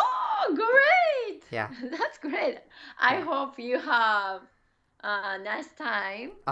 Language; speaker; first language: English; non-native, learner; Japanese